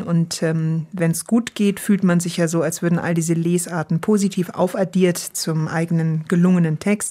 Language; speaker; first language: German; native; German